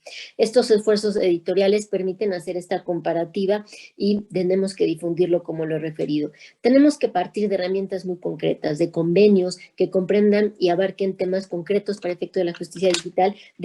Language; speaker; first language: Spanish; native; Spanish